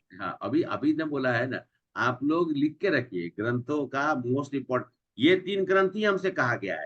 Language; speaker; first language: Hindi; native; Hindi